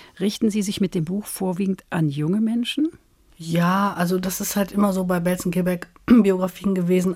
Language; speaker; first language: German; native; German